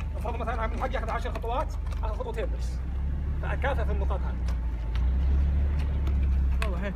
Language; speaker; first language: Arabic; native; Arabic